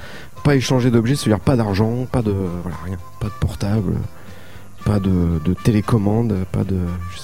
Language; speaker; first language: French; native; French